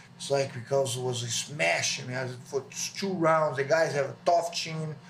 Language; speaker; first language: English; non-native, learner; Portuguese